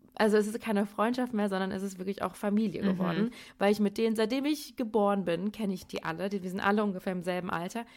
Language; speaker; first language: German; native; German